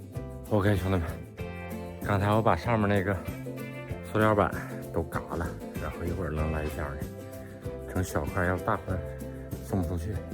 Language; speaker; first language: Chinese; native; Chinese